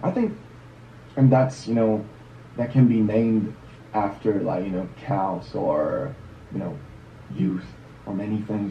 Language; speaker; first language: English; non-native, fluent; Korean